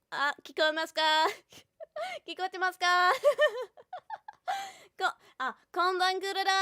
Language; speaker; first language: Japanese; non-native, learner; English